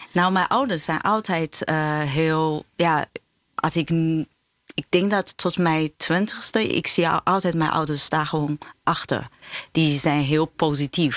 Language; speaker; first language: Dutch; non-native, fluent; Chinese